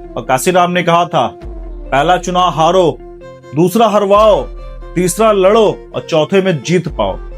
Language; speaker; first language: Hindi; native; Hindi